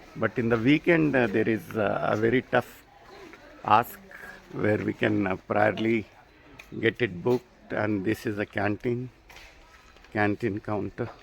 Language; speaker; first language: English; non-native, local second language; Telugu